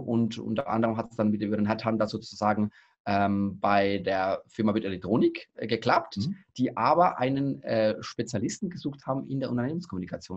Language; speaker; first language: German; native; German